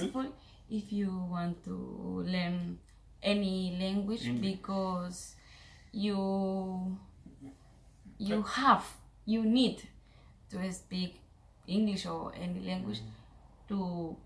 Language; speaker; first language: English; non-native, learner; Spanish